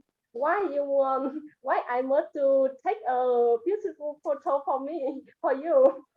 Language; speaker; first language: English; non-native, learner; Vietnamese